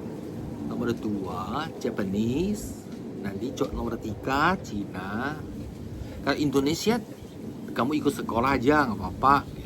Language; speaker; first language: Indonesian; non-native, fluent; Chinese